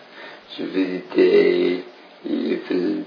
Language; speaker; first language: French; non-native, learner; English